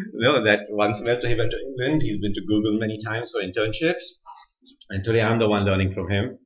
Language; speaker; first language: English; native; English